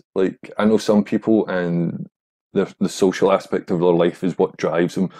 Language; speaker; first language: English; native; English